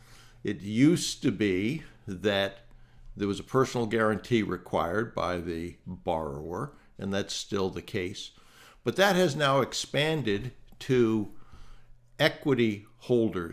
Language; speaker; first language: English; native; English